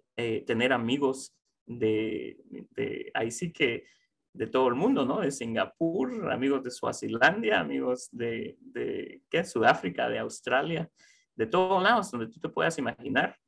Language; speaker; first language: Spanish; native; Spanish